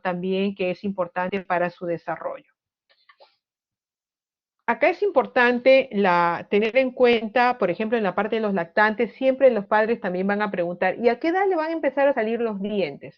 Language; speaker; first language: Spanish; native; Spanish